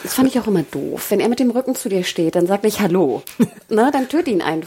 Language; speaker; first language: German; native; German